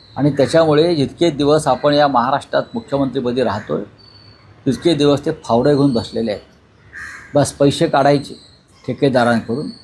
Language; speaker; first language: Marathi; native; Marathi